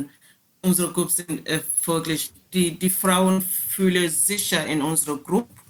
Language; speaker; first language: German; non-native, learner; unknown